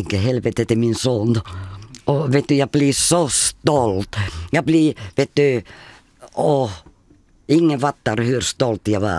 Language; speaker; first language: Swedish; non-native, fluent; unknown